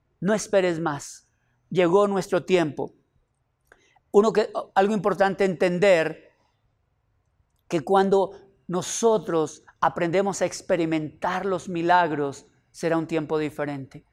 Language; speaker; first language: Spanish; native; Spanish